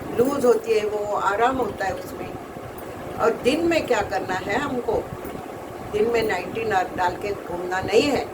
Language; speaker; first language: Hindi; non-native, local second language; Marathi